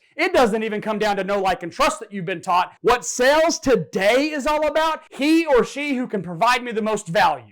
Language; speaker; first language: English; native; English